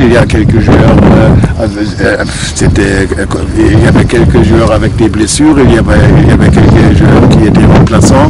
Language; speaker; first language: French; non-native, fluent; German